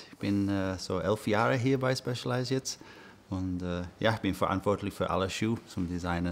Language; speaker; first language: German; non-native, fluent; English